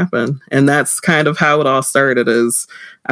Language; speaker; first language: English; native; English